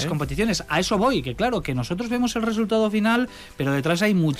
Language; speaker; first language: Spanish; native; Spanish